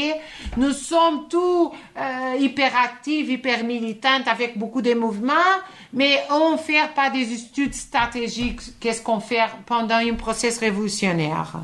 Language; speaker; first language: French; non-native, fluent; Portuguese